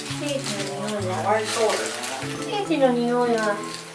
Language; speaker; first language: Japanese; native; Japanese